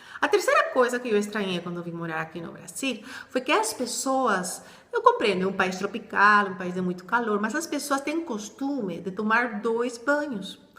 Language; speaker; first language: Portuguese; non-native, fluent; Spanish